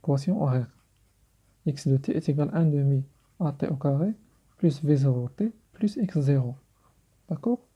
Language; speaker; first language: French; non-native, local second language; Arabic